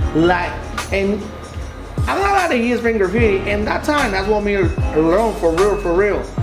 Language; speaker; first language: English; non-native, local second language; Spanish